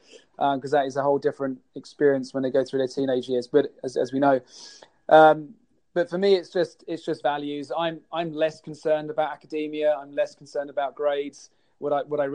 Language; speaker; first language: English; native; English